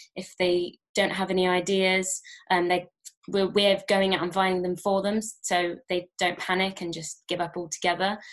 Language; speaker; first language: English; native; English